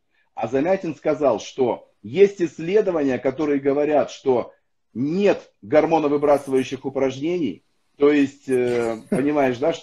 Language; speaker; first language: Russian; native; Russian